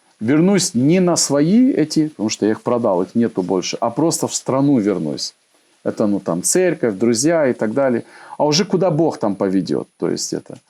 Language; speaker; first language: Russian; native; Russian